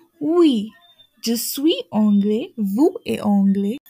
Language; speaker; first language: French; non-native, learner; English